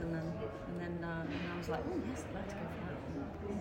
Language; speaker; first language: English; native; English